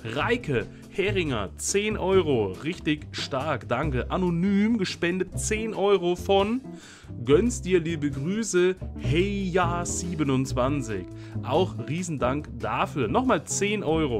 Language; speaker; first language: German; native; German